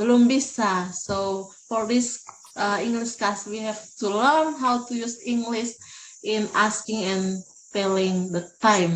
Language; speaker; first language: English; non-native, learner; Indonesian